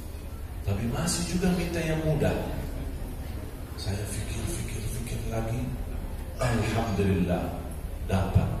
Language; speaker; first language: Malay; non-native, fluent; Arabic